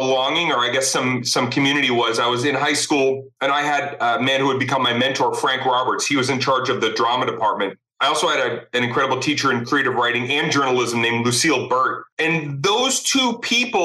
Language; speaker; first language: English; native; English